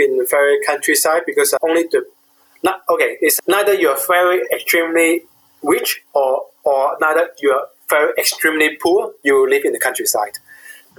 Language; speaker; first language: English; non-native, local second language; Cantonese